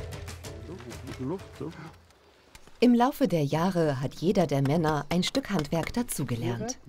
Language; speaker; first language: German; native; German